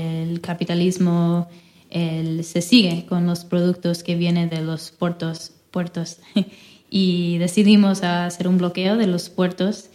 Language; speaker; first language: Spanish; non-native, fluent; English